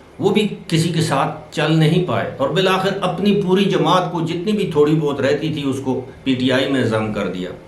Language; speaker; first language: Urdu; non-native, local second language; Northern Hindko